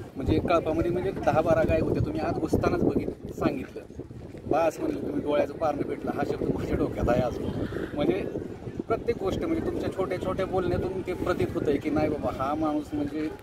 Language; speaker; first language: Marathi; native; Marathi